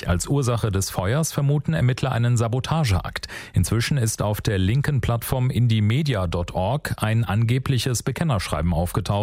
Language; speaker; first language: German; native; German